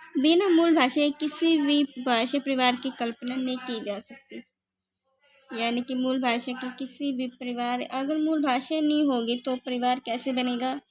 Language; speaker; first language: Hindi; native; Hindi